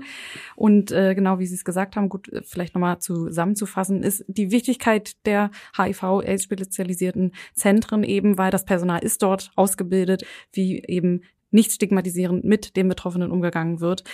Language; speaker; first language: German; native; German